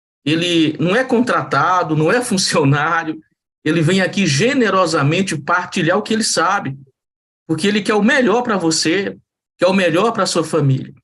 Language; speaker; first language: Portuguese; native; Portuguese